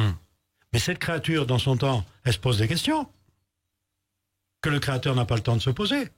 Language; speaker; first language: French; native; French